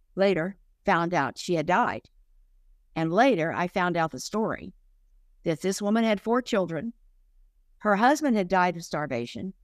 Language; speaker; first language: English; native; English